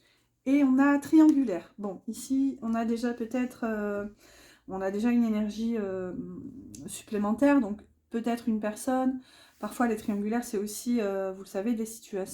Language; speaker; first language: French; native; French